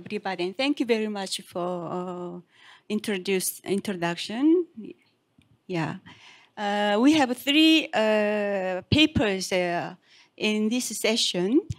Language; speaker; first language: English; non-native, fluent; Korean